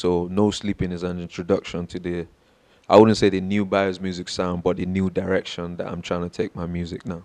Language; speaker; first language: English; non-native, local second language; Yoruba